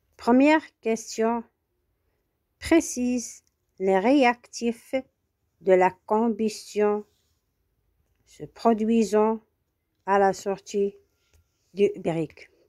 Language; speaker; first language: French; non-native, local second language; Arabic